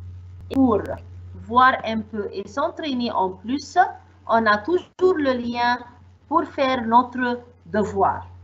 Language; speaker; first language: French; non-native, fluent; Arabic